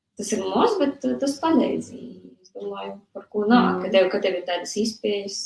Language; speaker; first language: Latvian; native; Latvian